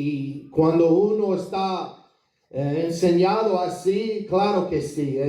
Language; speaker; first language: Spanish; non-native, fluent; English